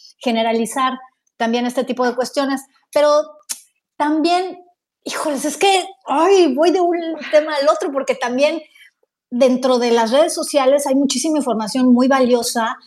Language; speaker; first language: Spanish; native; Spanish